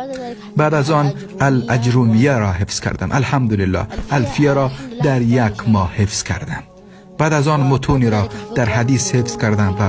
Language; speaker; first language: Persian; early bilingual, heritage; Persian